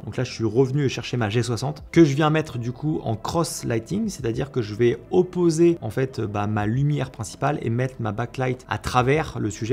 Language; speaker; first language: French; native; French